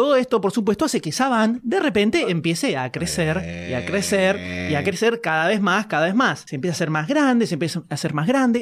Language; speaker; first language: Spanish; native; Spanish